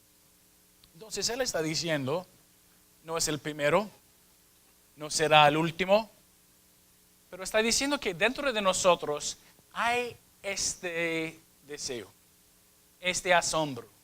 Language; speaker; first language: Spanish; non-native, fluent; English